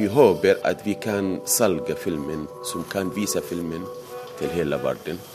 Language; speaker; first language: Norwegian; non-native, learner; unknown